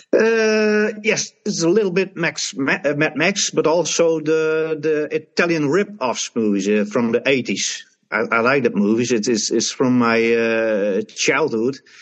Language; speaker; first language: English; non-native, learner; Dutch